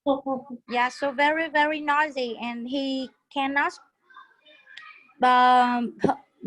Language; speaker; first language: English; non-native, learner; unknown